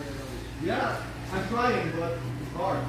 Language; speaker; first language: English; non-native, learner; Vietnamese